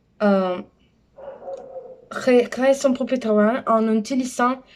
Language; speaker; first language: French; non-native, learner; Spanish